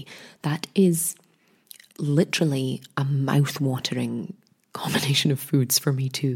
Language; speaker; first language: English; native; English